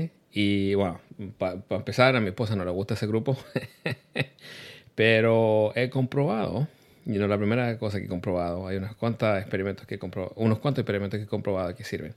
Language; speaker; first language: Spanish; early bilingual, heritage; Spanish